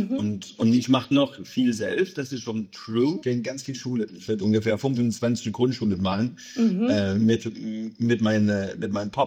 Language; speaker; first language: German; non-native, fluent; English